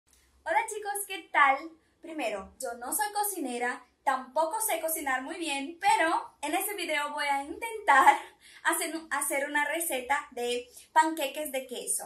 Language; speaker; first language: Spanish; non-native, fluent; Portuguese